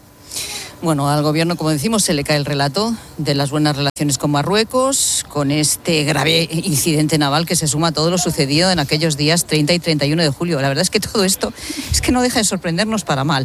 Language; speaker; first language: Spanish; native; Spanish